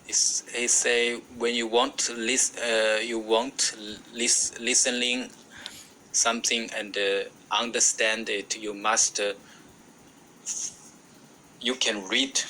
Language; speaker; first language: English; non-native, learner; Chinese